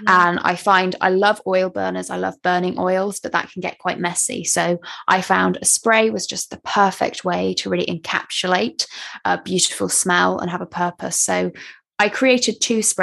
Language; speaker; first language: English; native; English